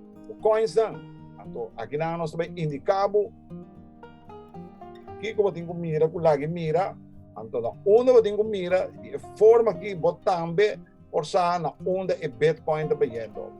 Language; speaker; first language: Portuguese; non-native, learner; Papiamento